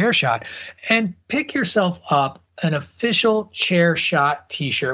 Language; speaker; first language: English; native; English